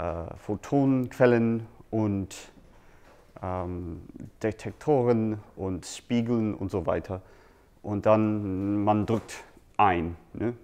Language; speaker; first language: German; non-native, fluent; English